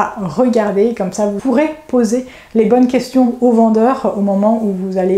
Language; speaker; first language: French; native; French